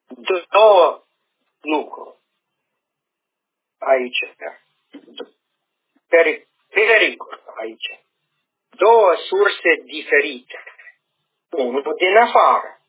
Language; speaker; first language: Romanian; non-native, learner; English